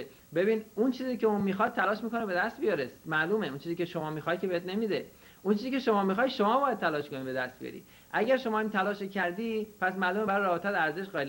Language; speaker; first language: Persian; native; Persian